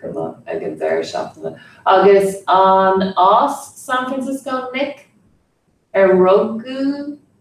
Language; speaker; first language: Irish; non-native, fluent; English